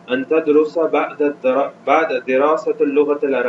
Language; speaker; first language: Arabic; non-native, learner; Urdu